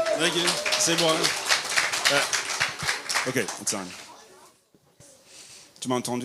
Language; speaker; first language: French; non-native, learner; English